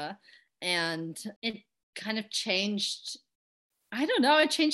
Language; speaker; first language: English; native; English